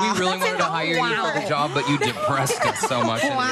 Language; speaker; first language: English; native; English